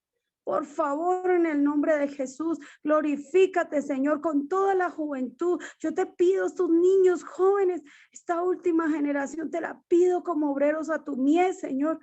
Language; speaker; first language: Spanish; native; Spanish